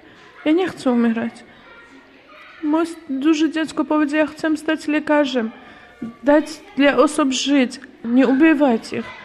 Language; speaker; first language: Polish; non-native, learner; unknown